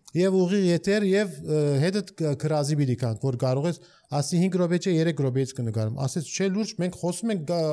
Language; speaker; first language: Armenian; early bilingual, heritage; Armenian